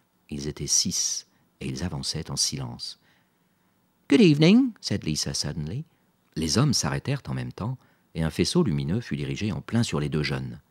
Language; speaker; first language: French; native; French